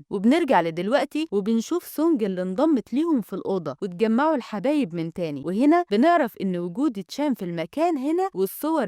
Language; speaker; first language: Arabic; native; Arabic